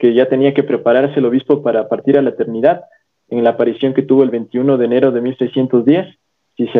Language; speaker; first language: Spanish; native; Spanish